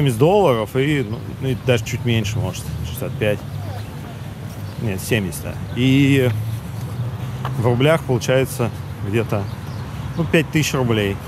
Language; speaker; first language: Russian; native; Russian